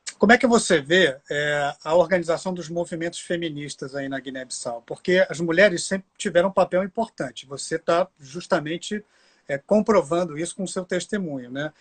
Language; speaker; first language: Portuguese; native; Portuguese